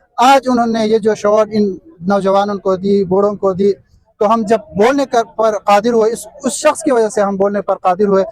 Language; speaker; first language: Urdu; non-native, local second language; Khowar